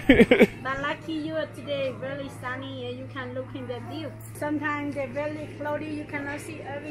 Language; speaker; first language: English; non-native, learner; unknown